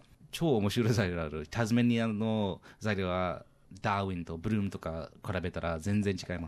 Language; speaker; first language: Japanese; non-native, learner; English